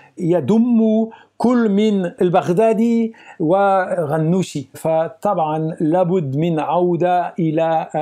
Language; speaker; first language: Arabic; non-native, fluent; French